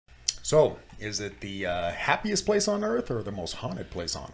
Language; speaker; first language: English; native; English